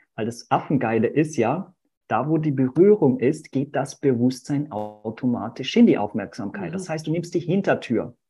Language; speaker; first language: German; early bilingual, other home language; Portuguese